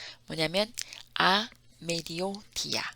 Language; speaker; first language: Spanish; non-native, fluent; Korean